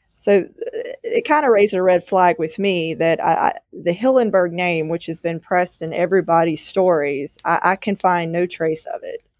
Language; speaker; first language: English; native; English